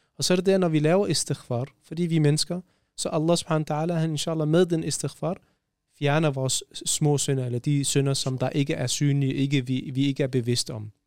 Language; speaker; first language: Danish; early bilingual, other home language; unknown